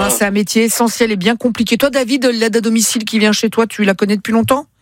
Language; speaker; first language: French; native; French